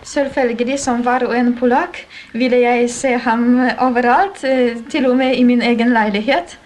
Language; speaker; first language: Norwegian; non-native, fluent; Polish